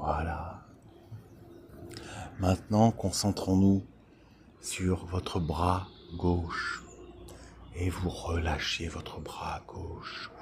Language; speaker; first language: French; native; French